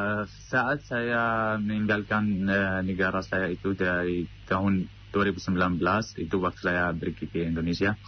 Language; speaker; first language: Indonesian; non-native, fluent; Arabic